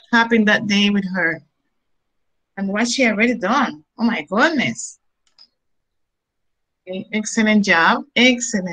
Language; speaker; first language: English; non-native, fluent; Spanish